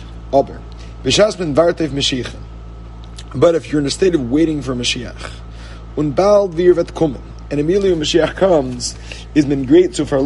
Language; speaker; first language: English; native; English